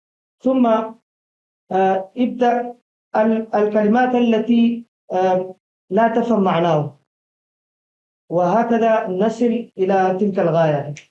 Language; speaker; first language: Arabic; non-native, fluent; Urdu